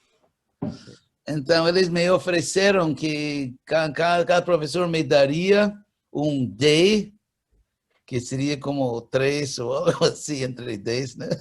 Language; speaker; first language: Portuguese; non-native, fluent; English